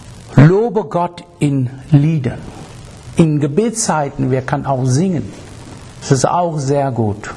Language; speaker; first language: German; non-native, learner; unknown